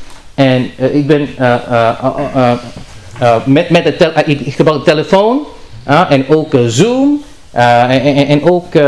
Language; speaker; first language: Dutch; non-native, learner; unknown